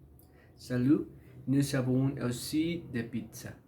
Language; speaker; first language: French; non-native, learner; Spanish